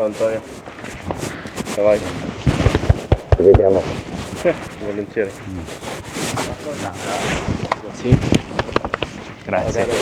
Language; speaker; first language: Italian; non-native, learner; Korean